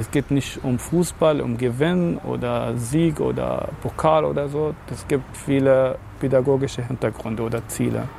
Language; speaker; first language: German; non-native, fluent; Arabic